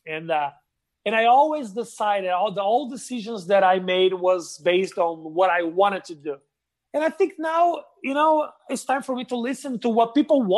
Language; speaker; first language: English; non-native, fluent; Portuguese